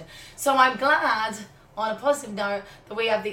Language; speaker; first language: English; native; English